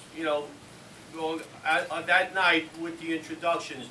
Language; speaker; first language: English; native; English